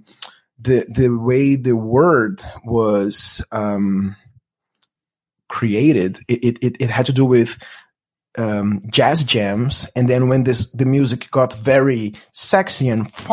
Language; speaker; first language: English; non-native, fluent; Portuguese